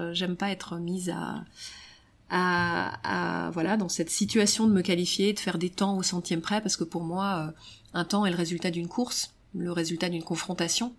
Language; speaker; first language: French; early bilingual, other home language; Romanian